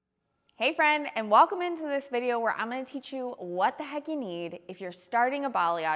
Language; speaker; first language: English; native; English